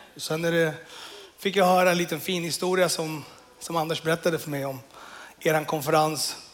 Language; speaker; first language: Swedish; early bilingual, other home language; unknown